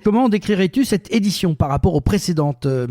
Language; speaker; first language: French; native; French